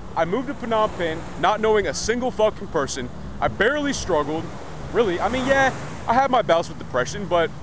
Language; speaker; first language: English; native; English